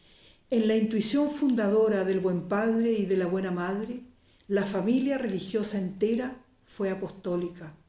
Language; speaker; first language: Spanish; native; Spanish